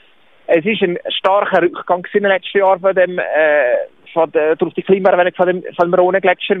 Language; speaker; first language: German; native; German